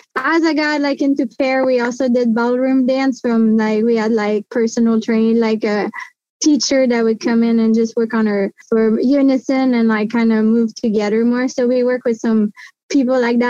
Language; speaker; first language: English; non-native, fluent; French